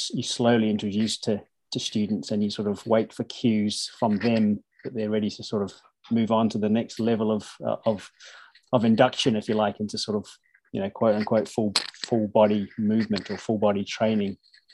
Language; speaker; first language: English; native; English